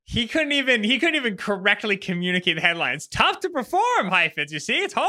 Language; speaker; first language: English; native; English